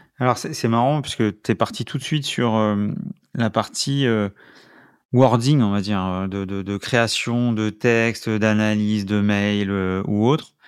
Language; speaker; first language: French; native; French